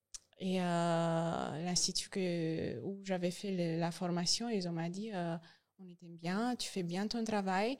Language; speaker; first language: French; non-native, learner; Romanian